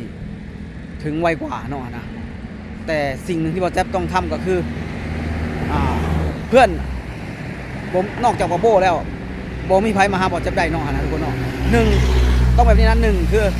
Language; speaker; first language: Thai; non-native, local second language; Northeastern Thai